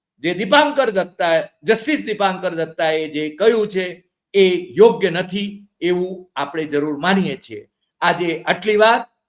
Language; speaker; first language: Gujarati; native; Gujarati